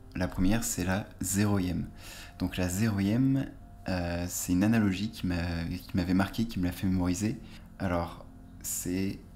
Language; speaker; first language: French; native; French